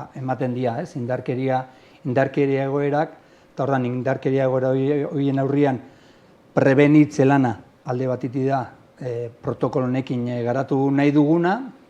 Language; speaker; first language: Basque; native; Basque